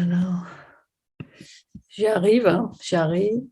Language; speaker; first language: French; native; French